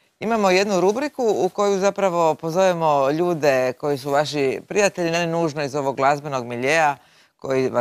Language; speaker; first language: Croatian; native; Croatian